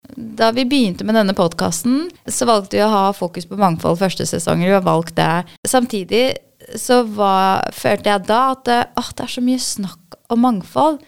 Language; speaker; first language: Norwegian; early bilingual, other home language; Persian